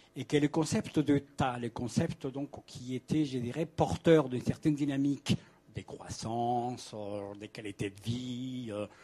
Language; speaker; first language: French; non-native, fluent; Spanish